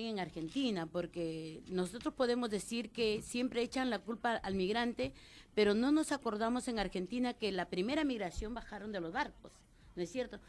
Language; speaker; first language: Spanish; native; Spanish